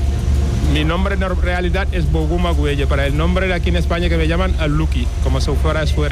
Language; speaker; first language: Spanish; non-native, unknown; Wolof